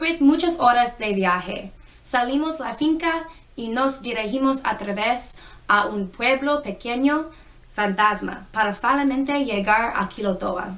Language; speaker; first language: Spanish; non-native, learner; English